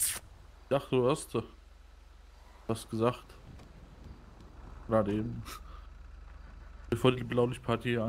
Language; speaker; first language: German; native; German